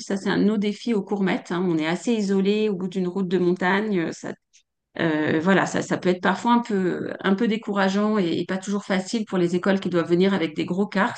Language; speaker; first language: French; native; French